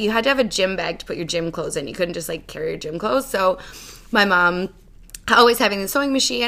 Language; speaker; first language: English; native; English